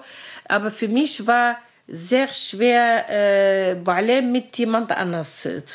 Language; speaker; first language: German; non-native, learner; Arabic